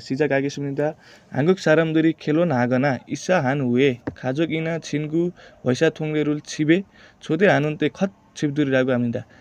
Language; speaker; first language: Korean; non-native, learner; Nepali